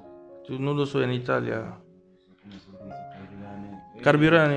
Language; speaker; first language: Italian; non-native, learner; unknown